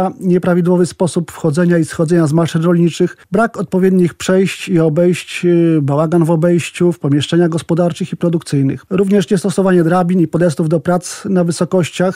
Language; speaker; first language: Polish; native; Polish